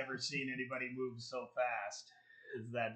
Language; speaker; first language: English; native; English